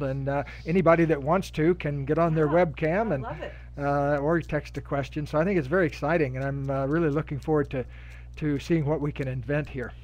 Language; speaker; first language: English; native; English